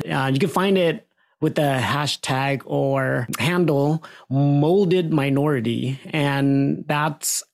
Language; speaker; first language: English; native; English